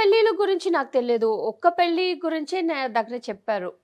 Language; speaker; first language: Telugu; non-native, local second language; Tamil